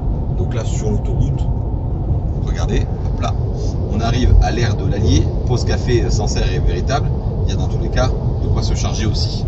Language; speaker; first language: French; native; French